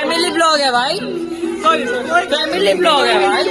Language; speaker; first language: Hindi; non-native, local second language; Bangla